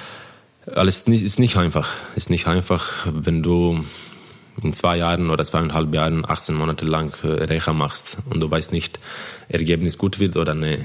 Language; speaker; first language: German; non-native, fluent; Croatian